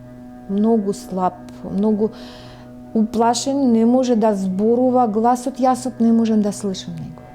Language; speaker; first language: Macedonian; non-native, learner; Russian